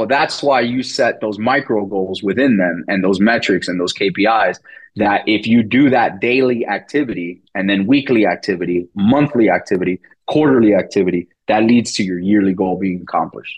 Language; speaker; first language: English; early bilingual, other home language; Spanish